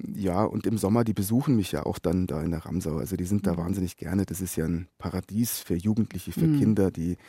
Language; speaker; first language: German; native; German